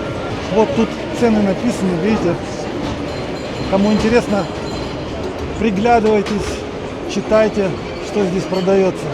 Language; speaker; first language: Russian; native; Russian